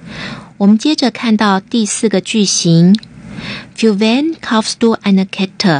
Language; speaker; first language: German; non-native, fluent; Chinese